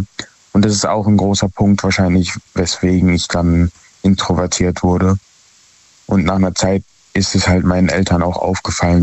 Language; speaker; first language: German; native; German